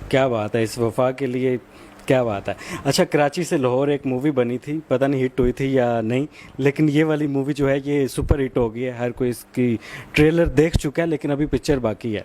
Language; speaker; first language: Urdu; native; Urdu